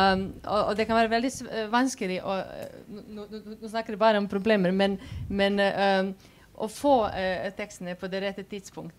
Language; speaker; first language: Swedish; non-native, fluent; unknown